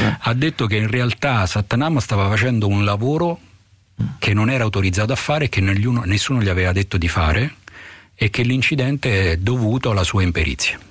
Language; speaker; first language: Italian; native; Italian